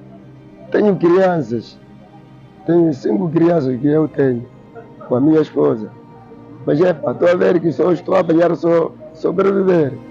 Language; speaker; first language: Portuguese; non-native, local second language; Makhuwa